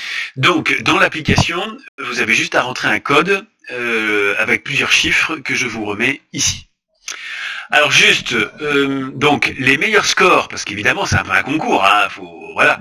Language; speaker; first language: French; native; French